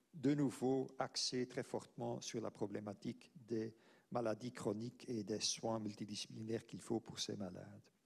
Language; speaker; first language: French; non-native, local second language; Dutch